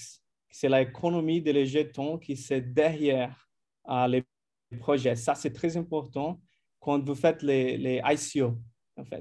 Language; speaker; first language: French; non-native, fluent; Portuguese